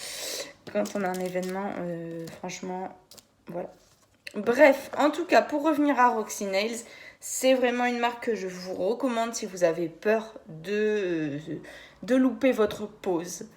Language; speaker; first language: French; native; French